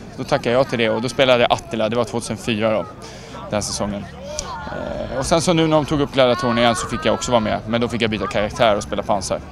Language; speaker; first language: Swedish; early bilingual, other home language; Czech